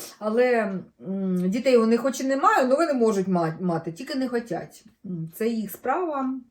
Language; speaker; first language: Ukrainian; non-native, local second language; Russian